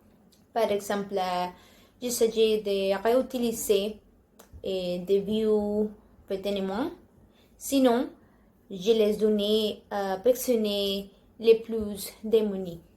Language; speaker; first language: French; non-native, learner; Spanish